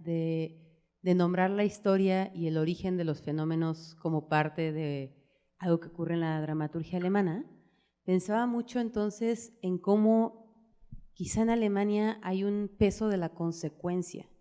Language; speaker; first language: Spanish; native; Spanish